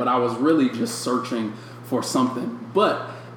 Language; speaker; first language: English; native; English